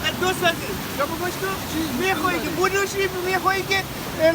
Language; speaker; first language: Persian; native; Persian